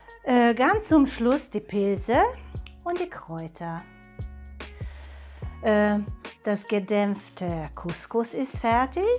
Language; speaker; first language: German; non-native, fluent; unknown